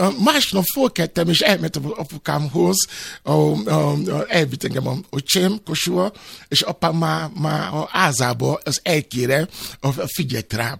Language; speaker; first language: Hungarian; non-native, fluent; Yoruba